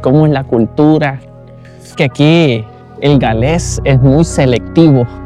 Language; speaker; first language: Spanish; native; Spanish